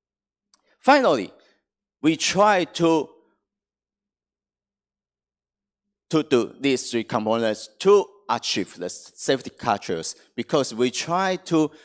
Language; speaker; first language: English; non-native, fluent; Chinese